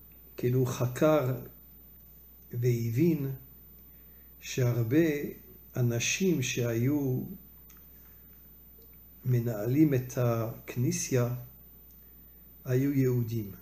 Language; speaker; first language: Hebrew; non-native, fluent; French